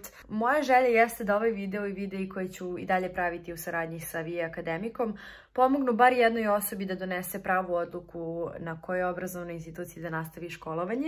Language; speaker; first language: Serbian; native; Serbian